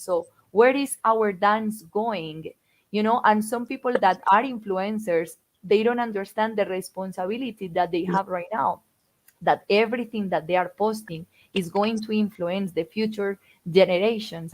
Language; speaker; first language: English; non-native, fluent; Spanish